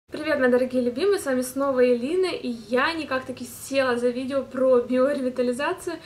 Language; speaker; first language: Russian; native; Russian